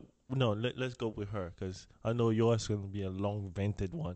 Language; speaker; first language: English; non-native, fluent; French